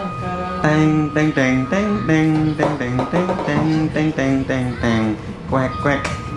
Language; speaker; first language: Japanese; non-native, learner; Indonesian